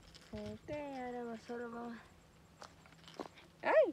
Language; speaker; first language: Spanish; early bilingual, heritage; Spanish